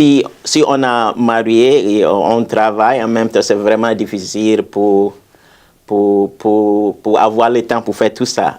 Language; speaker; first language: French; non-native, fluent; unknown